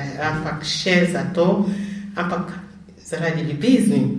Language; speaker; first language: Slovenian; non-native, fluent; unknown